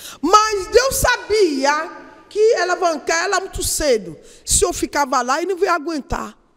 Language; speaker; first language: Portuguese; non-native, learner; Yoruba